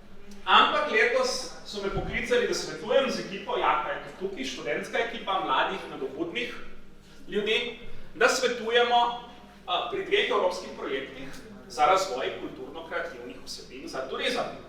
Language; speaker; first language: Slovenian; native; Slovenian